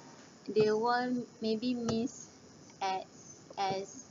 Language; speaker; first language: English; non-native, learner; Malay